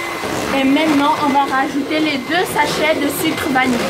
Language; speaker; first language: French; non-native, fluent; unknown